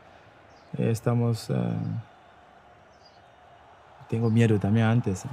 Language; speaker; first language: Spanish; non-native, learner; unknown